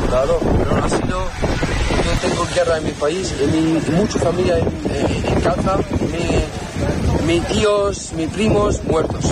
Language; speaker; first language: Spanish; non-native, learner; Arabic